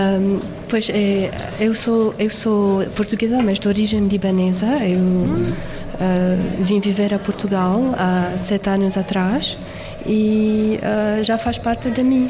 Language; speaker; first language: Portuguese; non-native, fluent; Arabic